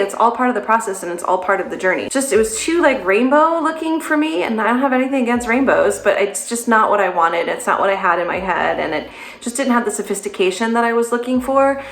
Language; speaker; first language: English; native; English